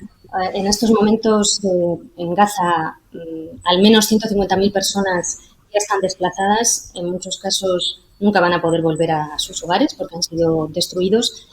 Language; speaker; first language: Spanish; native; Spanish